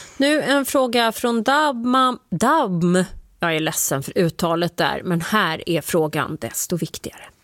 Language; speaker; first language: Swedish; native; Swedish